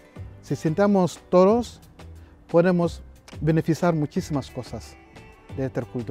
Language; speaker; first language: Spanish; non-native, learner; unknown